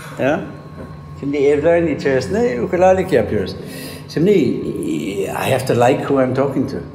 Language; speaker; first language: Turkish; non-native, fluent; English